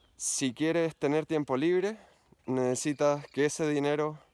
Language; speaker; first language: Spanish; native; Spanish